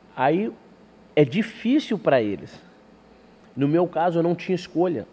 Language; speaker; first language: Portuguese; early bilingual, heritage; English